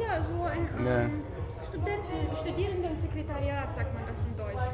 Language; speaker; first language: German; non-native, fluent; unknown